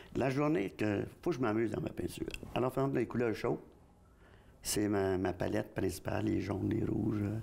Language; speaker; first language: French; native; French